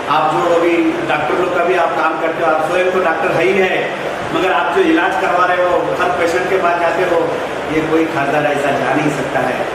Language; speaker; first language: Hindi; non-native, local second language; Lambadi